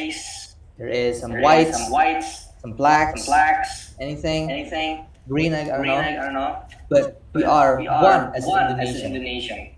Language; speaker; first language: English; non-native, fluent; Indonesian